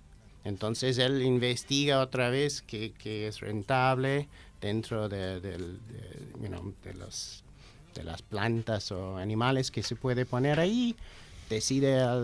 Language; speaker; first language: Spanish; non-native, fluent; English